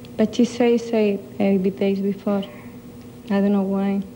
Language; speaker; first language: English; non-native, learner; Spanish